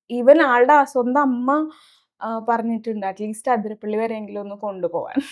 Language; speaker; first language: Malayalam; early bilingual, heritage; Malayalam